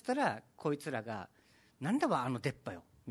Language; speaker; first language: Japanese; native; Japanese